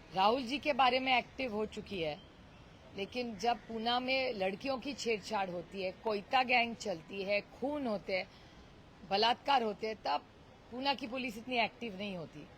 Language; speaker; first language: Hindi; non-native, local second language; Marathi